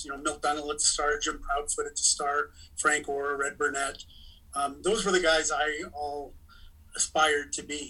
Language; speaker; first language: English; native; English